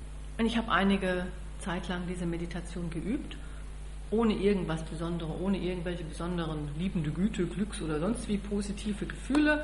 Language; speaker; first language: German; native; German